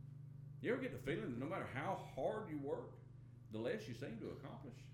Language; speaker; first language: English; native; English